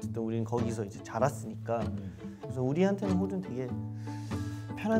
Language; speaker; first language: Korean; early bilingual, heritage; Korean